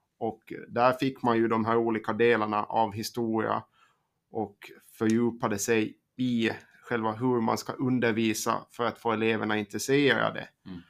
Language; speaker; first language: Swedish; native; Swedish